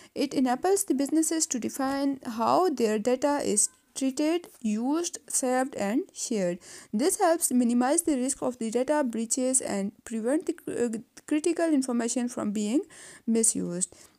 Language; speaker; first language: English; non-native, local second language; Urdu